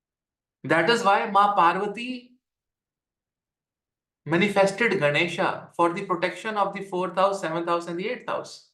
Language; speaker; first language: English; non-native, local second language; Hindi